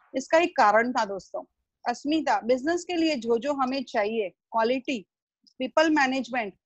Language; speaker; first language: Hindi; non-native, local second language; Gujarati